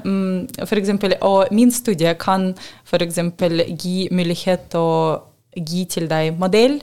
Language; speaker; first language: Norwegian; non-native, learner; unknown